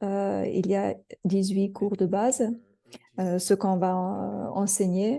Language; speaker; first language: French; non-native, fluent; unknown